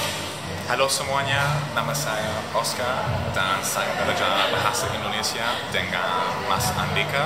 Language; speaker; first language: Indonesian; non-native, learner; English